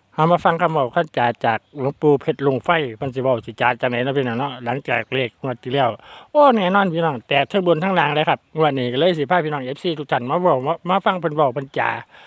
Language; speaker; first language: Thai; native; Thai